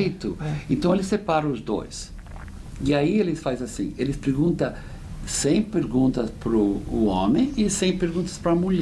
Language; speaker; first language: Portuguese; non-native, fluent; English